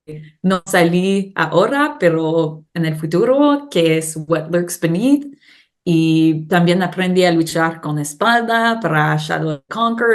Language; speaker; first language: Spanish; non-native, learner; English